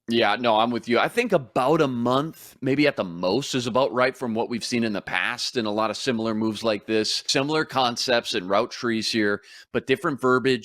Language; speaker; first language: English; native; English